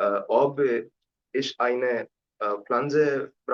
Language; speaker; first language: German; non-native, learner; Hindi